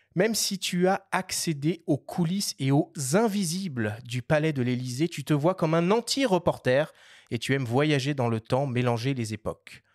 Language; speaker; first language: French; native; French